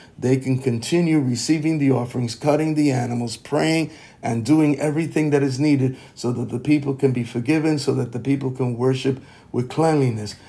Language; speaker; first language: English; native; English